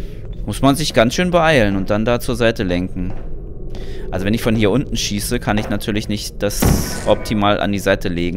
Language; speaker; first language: German; native; German